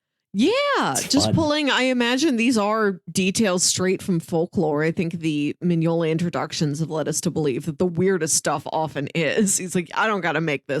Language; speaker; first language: English; native; English